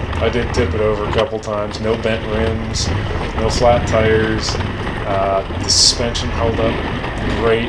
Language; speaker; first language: English; native; English